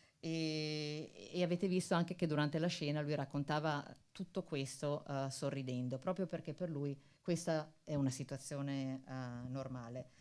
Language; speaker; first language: Italian; native; Italian